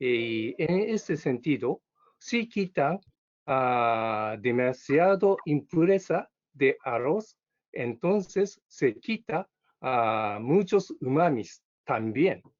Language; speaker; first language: Spanish; non-native, learner; Japanese